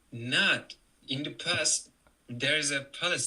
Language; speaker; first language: English; non-native, learner; Turkish